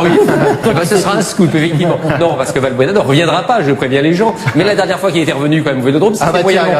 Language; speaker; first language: French; native; French